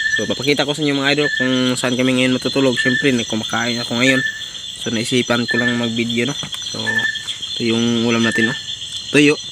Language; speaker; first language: Filipino; non-native, local second language; Cebuano